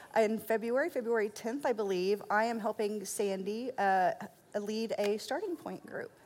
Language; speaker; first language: English; native; English